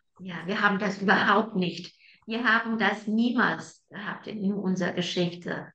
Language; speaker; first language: German; non-native, fluent; Spanish